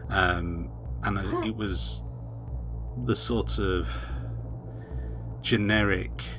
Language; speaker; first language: English; native; English